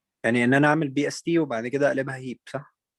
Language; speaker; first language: Arabic; native; Arabic